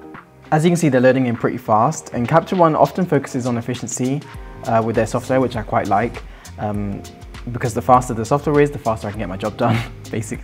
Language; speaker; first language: English; native; English